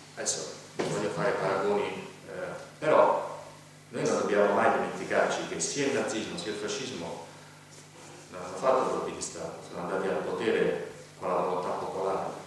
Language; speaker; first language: Italian; native; Italian